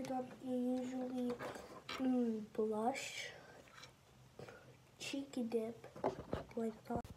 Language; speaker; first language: Finnish; early bilingual, other home language; Persian